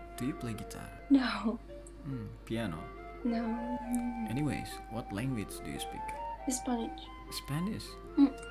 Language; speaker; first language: English; non-native, fluent; Indonesian